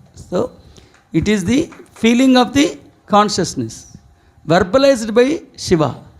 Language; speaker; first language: English; non-native, local second language; Telugu